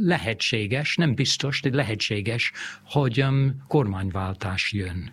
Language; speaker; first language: Hungarian; non-native, fluent; English